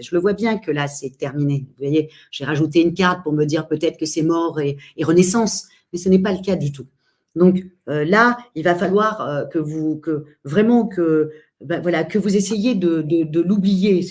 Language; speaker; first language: French; native; French